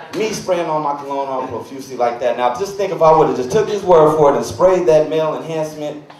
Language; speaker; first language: English; native; English